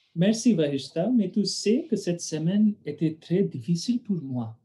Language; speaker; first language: French; non-native, fluent; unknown